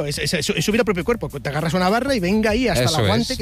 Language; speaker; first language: Spanish; native; Spanish